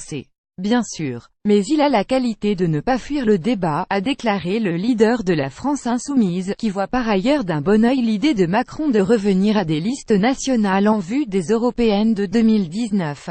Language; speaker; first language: French; native; French